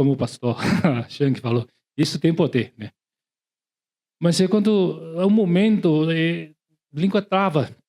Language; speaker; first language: Portuguese; non-native, learner; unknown